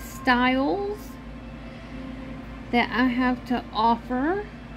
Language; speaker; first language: English; native; English